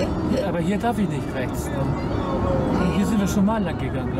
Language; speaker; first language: German; native; German